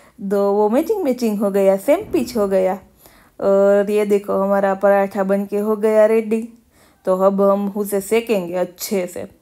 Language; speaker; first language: Hindi; non-native, local second language; Gujarati